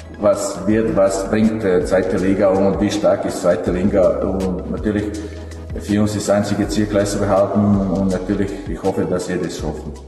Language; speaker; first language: German; non-native, fluent; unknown